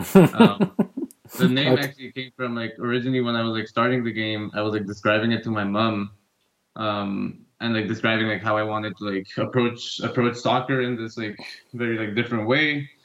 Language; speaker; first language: English; non-native, fluent; Spanish